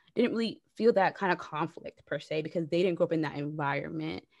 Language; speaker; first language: English; native; English